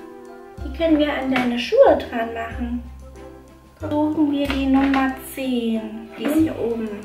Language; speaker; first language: German; native; German